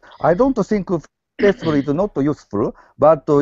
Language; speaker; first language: English; non-native, learner; Japanese